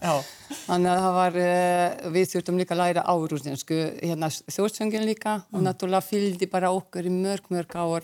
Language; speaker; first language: Icelandic; non-native, fluent; Hungarian